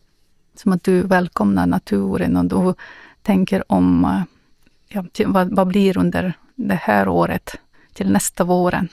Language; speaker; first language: Swedish; non-native, learner; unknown